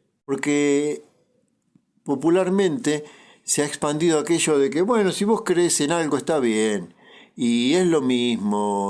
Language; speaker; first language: Spanish; native; Spanish